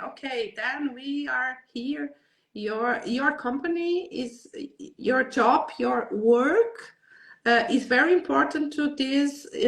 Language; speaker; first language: English; non-native, learner; Portuguese